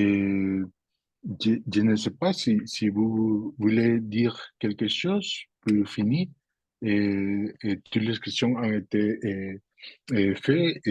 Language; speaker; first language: French; non-native, learner; Spanish